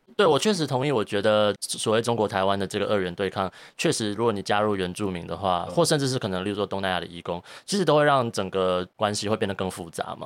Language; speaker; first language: Chinese; native; Chinese